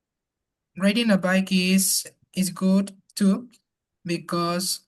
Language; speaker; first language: English; non-native, learner; Spanish